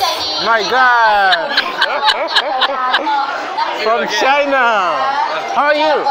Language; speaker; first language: English; non-native, learner; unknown